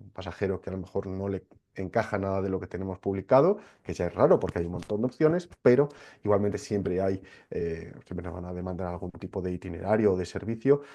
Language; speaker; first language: Spanish; native; Spanish